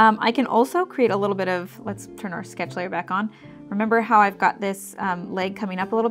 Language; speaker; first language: English; native; English